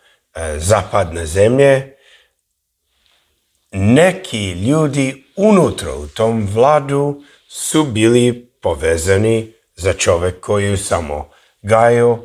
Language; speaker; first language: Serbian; early bilingual, heritage; English